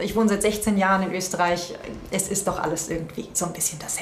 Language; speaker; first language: German; native; German